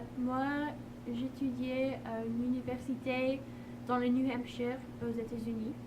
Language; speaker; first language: French; non-native, learner; English